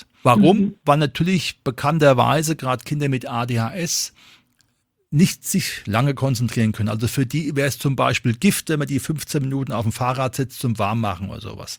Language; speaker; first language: German; native; German